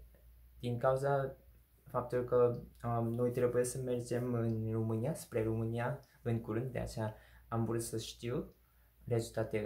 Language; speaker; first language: Romanian; non-native, learner; Korean